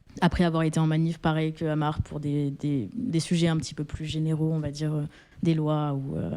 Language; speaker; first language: French; native; French